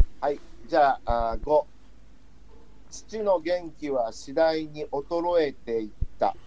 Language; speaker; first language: Japanese; non-native, fluent; Chinese